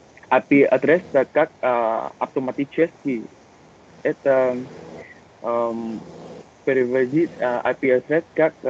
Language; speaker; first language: Russian; non-native, learner; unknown